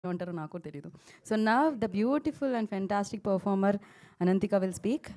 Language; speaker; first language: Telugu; native; Telugu